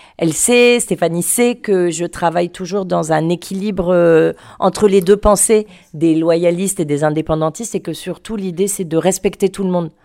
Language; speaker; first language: French; native; French